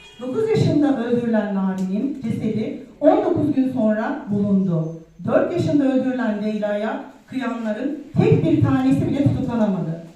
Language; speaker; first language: Turkish; native; Turkish